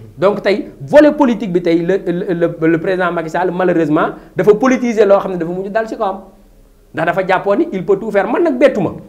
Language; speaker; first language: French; non-native, local second language; Wolof